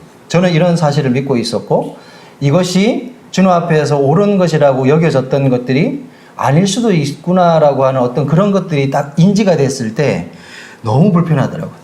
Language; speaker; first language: Korean; native; Korean